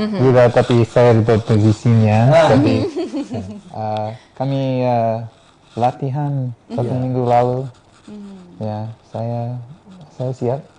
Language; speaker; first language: Indonesian; non-native, fluent; English